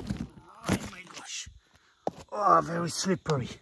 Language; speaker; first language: English; non-native, learner; French